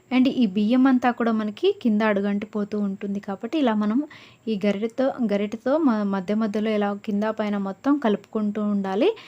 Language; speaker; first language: Telugu; non-native, local second language; Lambadi